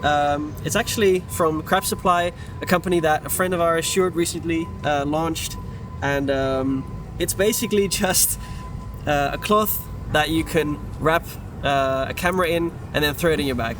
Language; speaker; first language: English; non-native, fluent; Dutch